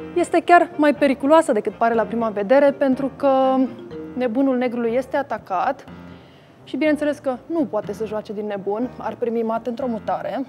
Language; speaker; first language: Romanian; native; Romanian